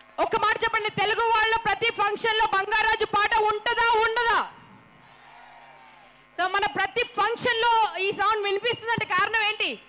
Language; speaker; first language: Telugu; native; Telugu